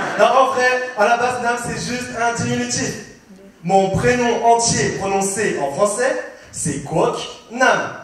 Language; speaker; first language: French; early bilingual, other home language; Vietnamese